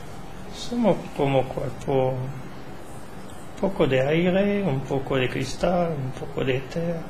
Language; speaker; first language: Spanish; non-native, learner; French